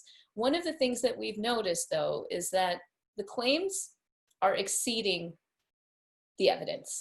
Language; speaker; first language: English; native; English